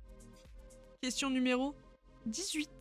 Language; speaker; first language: French; native; French